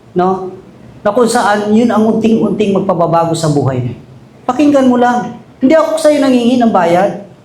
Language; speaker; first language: Filipino; non-native, local second language; Aklanon